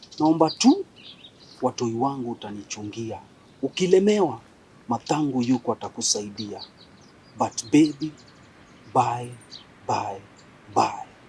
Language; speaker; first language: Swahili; native; Swahili